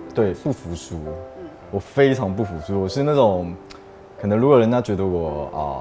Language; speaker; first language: Chinese; native; Chinese